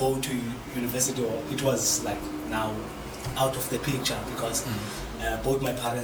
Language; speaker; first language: English; non-native, local second language; Xhosa